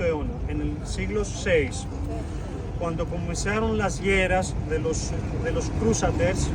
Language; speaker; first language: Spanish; non-native, fluent; Greek